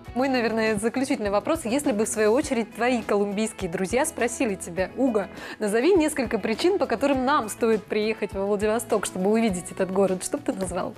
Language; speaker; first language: Russian; native; Russian